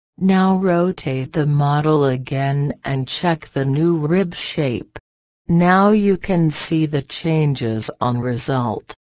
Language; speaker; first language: English; non-native, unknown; Persian